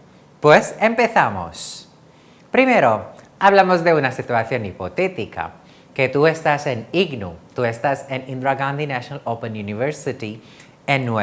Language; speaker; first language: Spanish; non-native, fluent; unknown